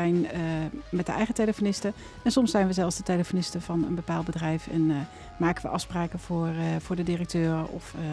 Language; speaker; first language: Dutch; native; Dutch